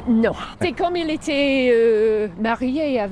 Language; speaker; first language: French; non-native, fluent; English